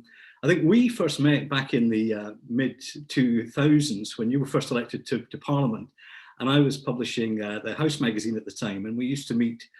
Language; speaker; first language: English; native; English